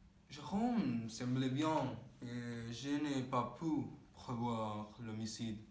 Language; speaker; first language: French; non-native, learner; Spanish